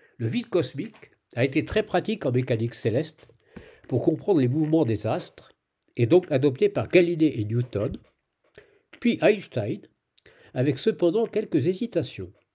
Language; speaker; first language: French; native; French